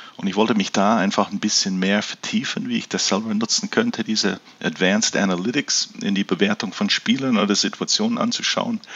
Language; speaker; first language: German; early bilingual, heritage; German